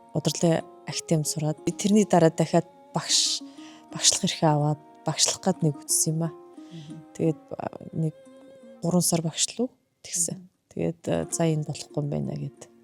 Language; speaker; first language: Mongolian; non-native, local second language; Kazakh